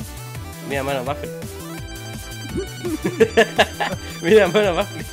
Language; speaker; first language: Spanish; native; Spanish